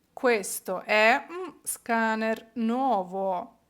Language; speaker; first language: Italian; non-native, fluent; Ukrainian